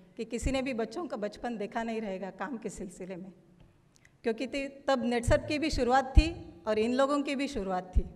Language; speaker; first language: Hindi; non-native, local second language; Marathi